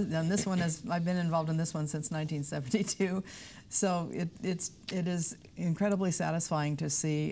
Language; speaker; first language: English; native; English